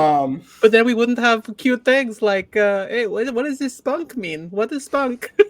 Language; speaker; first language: English; native; English